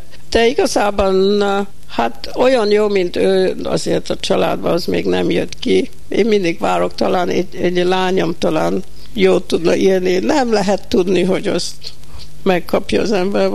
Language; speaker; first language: Hungarian; early bilingual, heritage; Hungarian